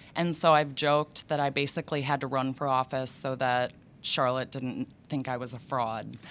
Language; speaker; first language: English; native; English